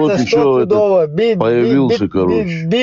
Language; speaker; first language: Russian; native; Russian